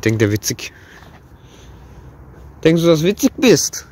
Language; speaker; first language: German; early bilingual, other home language; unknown